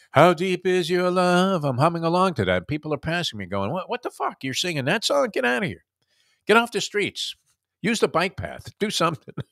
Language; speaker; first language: English; native; English